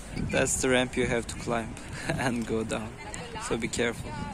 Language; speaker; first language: English; non-native, fluent; Turkish